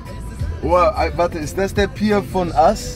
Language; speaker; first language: German; native; German